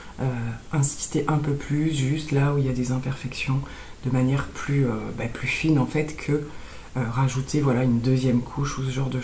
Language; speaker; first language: French; native; French